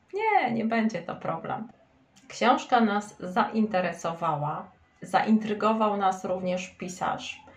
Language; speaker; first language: Polish; native; Polish